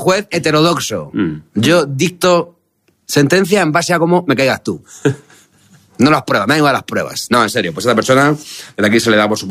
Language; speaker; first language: Spanish; native; Spanish